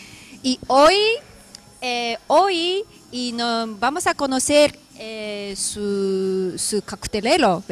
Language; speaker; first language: Spanish; non-native, fluent; Japanese